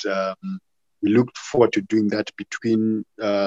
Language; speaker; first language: English; non-native, local second language; Shona